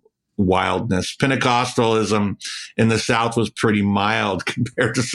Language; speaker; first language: English; native; English